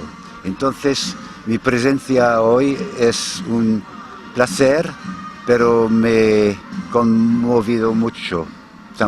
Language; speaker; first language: Spanish; non-native, fluent; English